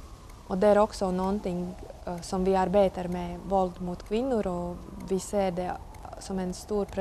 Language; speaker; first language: Swedish; non-native, fluent; Latvian